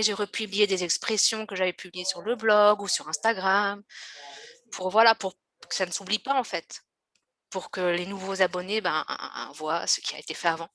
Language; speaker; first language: French; native; French